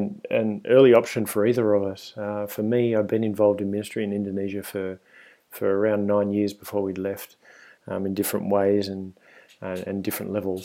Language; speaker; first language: English; native; English